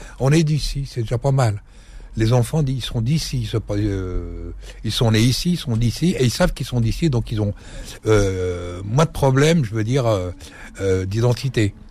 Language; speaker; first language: French; early bilingual, other home language; Arabic